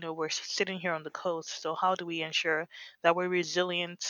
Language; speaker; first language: English; non-native, local second language; Yoruba